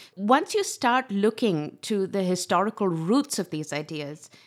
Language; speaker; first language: English; non-native, local second language; Urdu